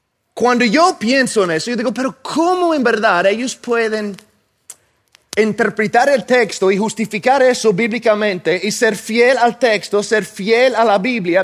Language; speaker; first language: Spanish; non-native, fluent; English